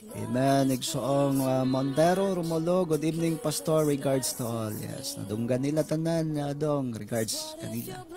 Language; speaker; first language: Cebuano; native; Cebuano